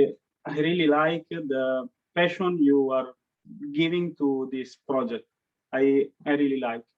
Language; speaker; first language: English; non-native, learner; Italian